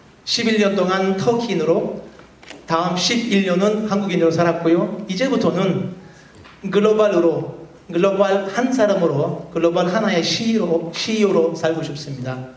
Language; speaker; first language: Korean; non-native, fluent; Turkish